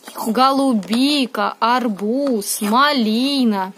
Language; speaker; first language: Russian; native; Russian